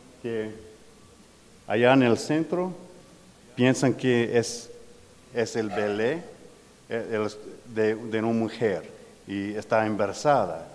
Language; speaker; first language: Spanish; non-native, learner; English